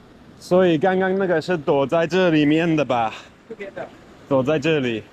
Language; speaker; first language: Chinese; non-native, fluent; English